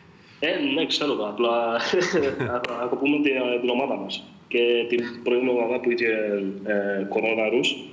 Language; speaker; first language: Greek; early bilingual, other home language; English